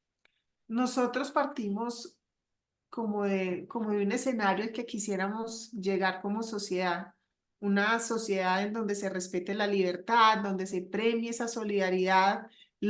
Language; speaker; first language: Spanish; native; Spanish